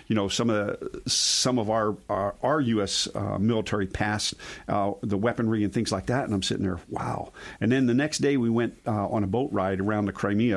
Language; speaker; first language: English; native; English